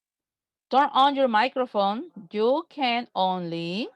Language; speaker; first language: English; non-native, fluent; Spanish